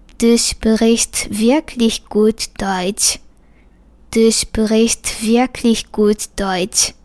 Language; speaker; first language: German; non-native, fluent; Japanese